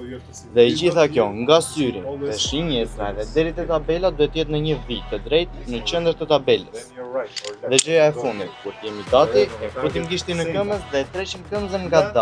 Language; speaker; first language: Albanian; native; Albanian